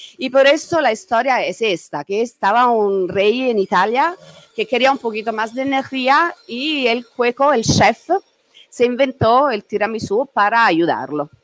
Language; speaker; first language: Spanish; non-native, learner; Italian